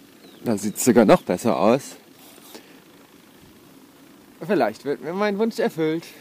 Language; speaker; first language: German; native; German